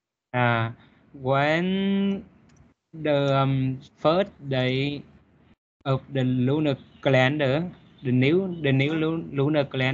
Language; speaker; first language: English; non-native, learner; Vietnamese